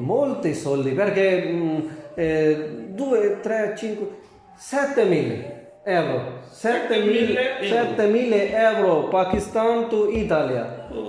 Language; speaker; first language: Italian; non-native, learner; Urdu